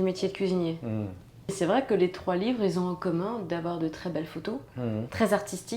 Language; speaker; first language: French; native; French